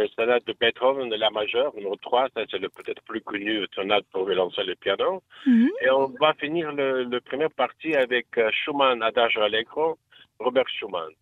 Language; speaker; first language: French; non-native, fluent; English